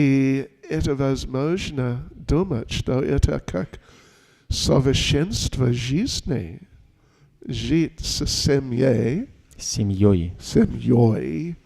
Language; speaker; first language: Russian; non-native, learner; English